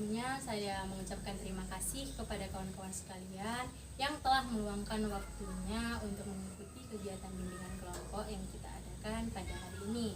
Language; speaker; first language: Indonesian; native; Indonesian